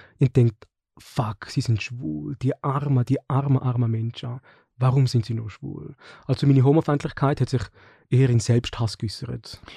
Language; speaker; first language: German; early bilingual, other home language; Serbian